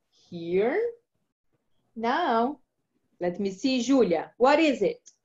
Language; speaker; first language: English; non-native, fluent; Portuguese